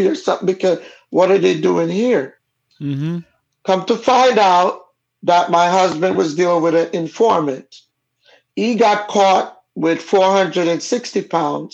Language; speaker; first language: English; non-native, local second language; Jamaican Creole English